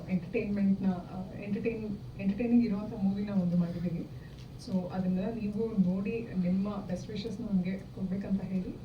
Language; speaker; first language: Kannada; native; Kannada